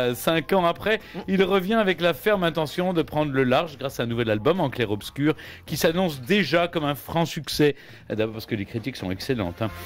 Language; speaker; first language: French; native; French